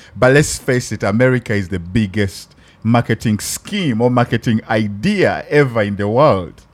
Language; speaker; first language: English; non-native, local second language; Ganda